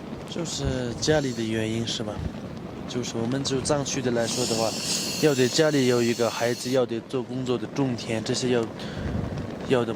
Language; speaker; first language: Chinese; non-native, local second language; Tibetan